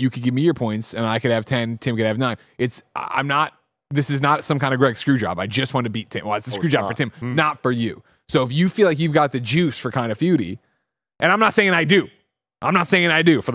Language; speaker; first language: English; native; English